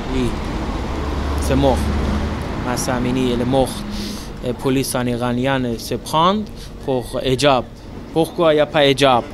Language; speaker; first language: French; non-native, learner; Persian